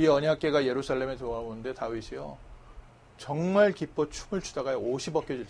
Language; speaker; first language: Korean; native; Korean